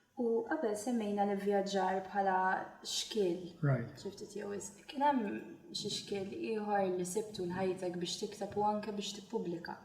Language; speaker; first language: Maltese; native; Maltese